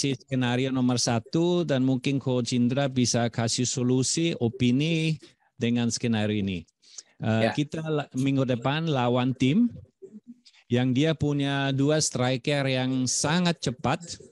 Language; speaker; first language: Indonesian; non-native, fluent; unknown